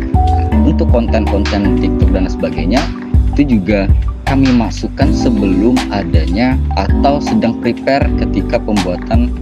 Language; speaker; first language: Indonesian; native; Indonesian